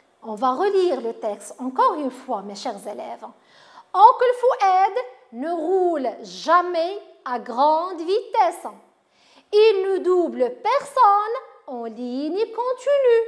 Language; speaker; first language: French; non-native, local second language; Arabic